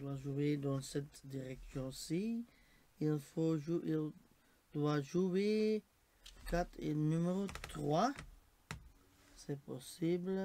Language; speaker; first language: French; non-native, local second language; Dutch